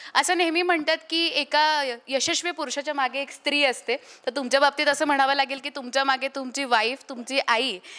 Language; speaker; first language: Marathi; native; Marathi